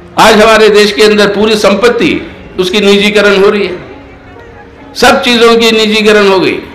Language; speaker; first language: Hindi; non-native, local second language; Telugu